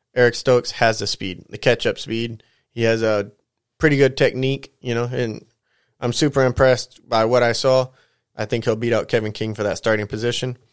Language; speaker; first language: English; native; English